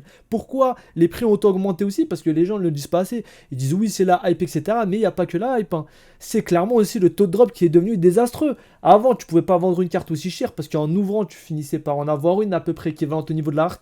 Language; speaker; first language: French; native; French